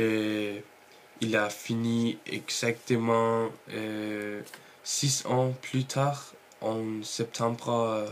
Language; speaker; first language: French; non-native, learner; Norwegian